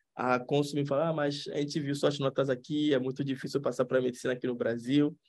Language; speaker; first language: Portuguese; non-native, fluent; French